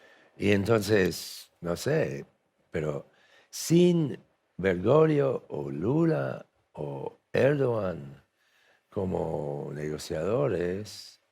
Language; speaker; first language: Spanish; non-native, fluent; English